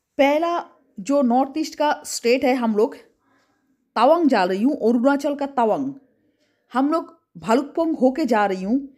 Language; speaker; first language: Hindi; non-native, local second language; Bangla